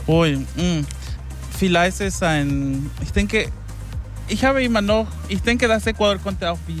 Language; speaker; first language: German; non-native, fluent; Spanish